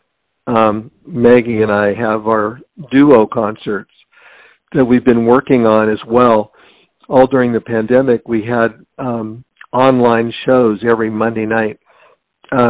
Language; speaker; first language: English; native; English